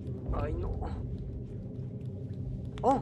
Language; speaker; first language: Spanish; native; Spanish